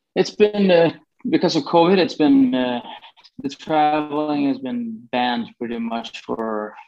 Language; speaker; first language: English; non-native, fluent; Swedish